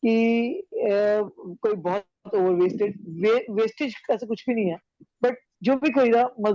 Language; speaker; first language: Hindi; native; Hindi